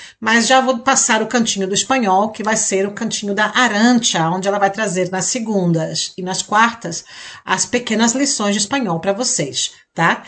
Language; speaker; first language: Portuguese; native; Portuguese